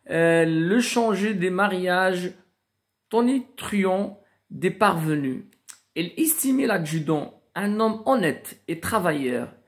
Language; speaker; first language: French; non-native, local second language; Arabic